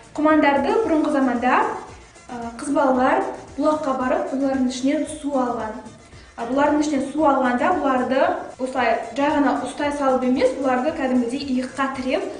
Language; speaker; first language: Kazakh; non-native, local second language; Chechen